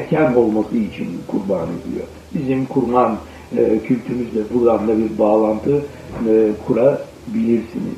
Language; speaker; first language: Turkish; native; Turkish